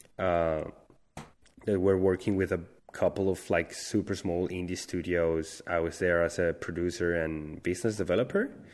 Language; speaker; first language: English; non-native, fluent; Spanish